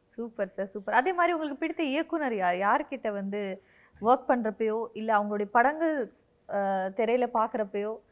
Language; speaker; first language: Tamil; native; Tamil